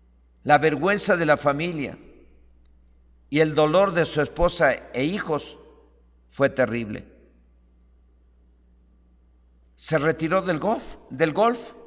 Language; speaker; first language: Spanish; native; Spanish